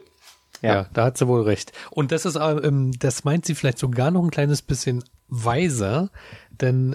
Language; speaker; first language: German; native; German